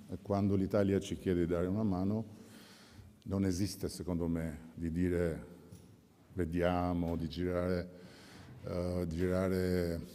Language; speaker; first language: Italian; non-native, fluent; Albanian